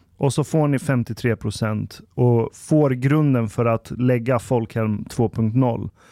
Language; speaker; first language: Swedish; early bilingual, other home language; Persian